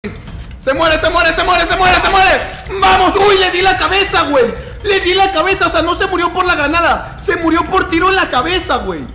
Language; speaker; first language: Spanish; native; Spanish